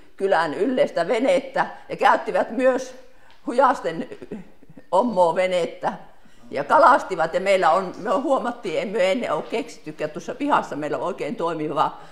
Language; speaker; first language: Finnish; native; Finnish